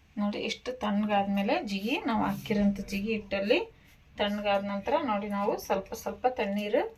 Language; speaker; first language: Kannada; native; Kannada